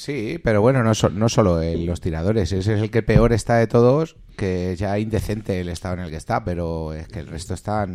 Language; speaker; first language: Spanish; native; Spanish